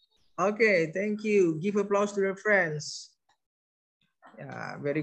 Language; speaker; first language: English; non-native, learner; Indonesian